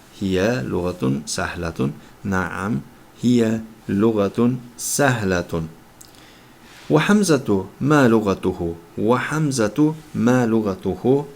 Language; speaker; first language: Arabic; non-native, fluent; Turkish